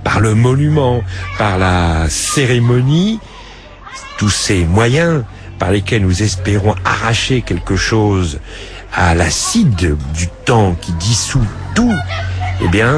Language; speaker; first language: French; native; French